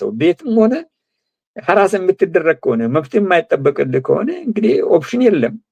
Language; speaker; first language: Amharic; non-native, local second language; Oromo